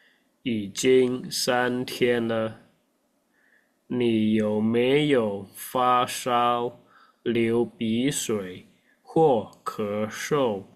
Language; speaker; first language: Chinese; non-native, fluent; Indonesian